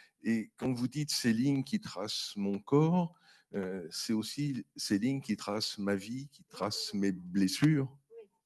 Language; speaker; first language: French; native; French